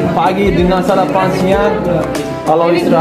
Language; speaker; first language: Indonesian; non-native, learner; Turkish